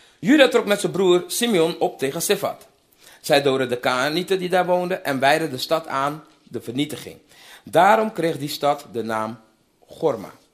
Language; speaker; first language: Dutch; non-native, fluent; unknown